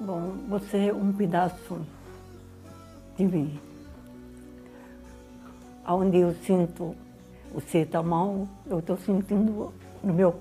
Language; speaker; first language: Portuguese; non-native, learner; Arabic